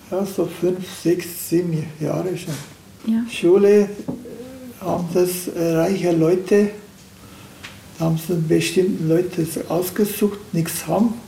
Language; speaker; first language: German; non-native, learner; Turkish